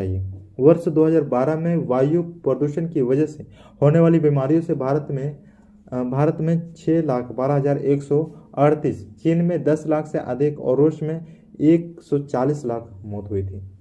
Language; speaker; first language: Hindi; native; Hindi